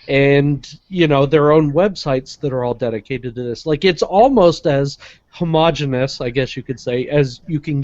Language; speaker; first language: English; native; English